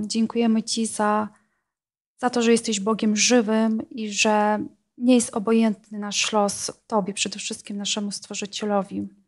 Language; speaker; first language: Polish; non-native, fluent; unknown